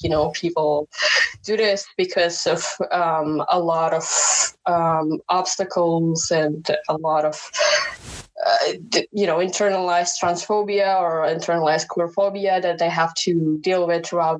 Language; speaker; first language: English; non-native, fluent; Indonesian